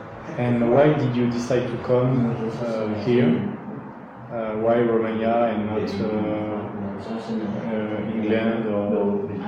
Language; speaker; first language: English; non-native, learner; French